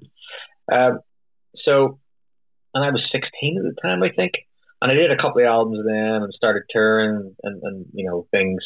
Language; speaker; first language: English; native; English